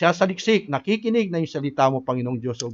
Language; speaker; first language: Filipino; native; Filipino